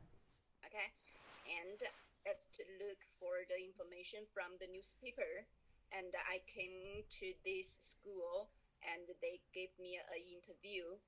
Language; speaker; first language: English; non-native, learner; Chinese